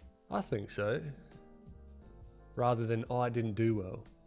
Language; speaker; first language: English; native; English